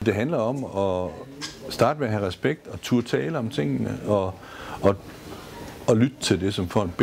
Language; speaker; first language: Danish; native; Danish